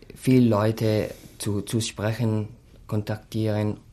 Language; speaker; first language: German; non-native, fluent; Arabic